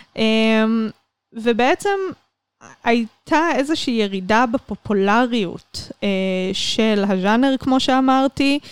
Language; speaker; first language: Hebrew; native; Hebrew